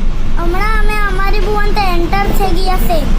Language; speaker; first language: Gujarati; non-native, local second language; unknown